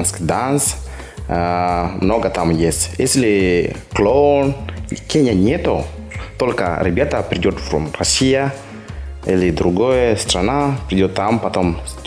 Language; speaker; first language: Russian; non-native, learner; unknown